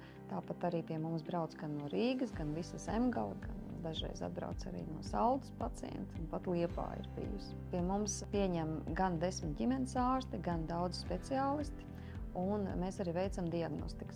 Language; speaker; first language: Latvian; native; Latvian